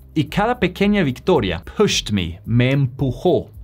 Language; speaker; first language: Spanish; non-native, fluent; Swedish